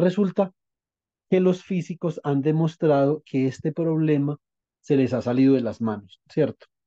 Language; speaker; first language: Spanish; native; Spanish